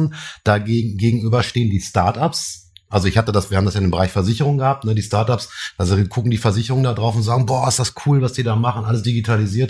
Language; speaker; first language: German; native; German